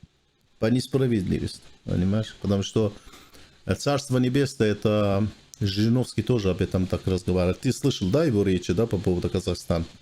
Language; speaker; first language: Russian; non-native, fluent; Armenian